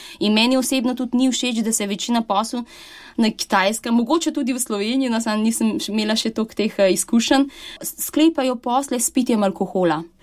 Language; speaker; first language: Slovenian; early bilingual, other home language; Chinese